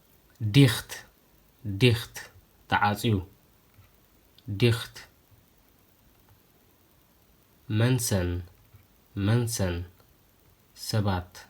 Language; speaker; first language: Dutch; non-native, fluent; Tigrinya